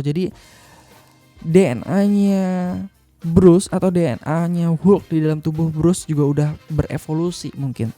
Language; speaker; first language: Indonesian; native; Indonesian